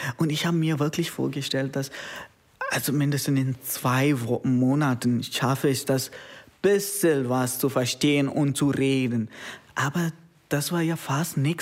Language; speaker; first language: German; non-native, learner; Konkani